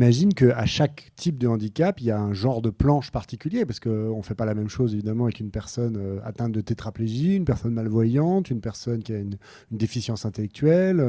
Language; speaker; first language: French; native; French